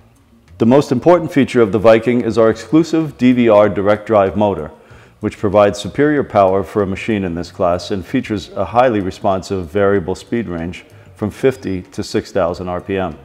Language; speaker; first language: English; native; English